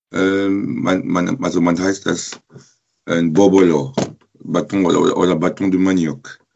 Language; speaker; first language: German; non-native, learner; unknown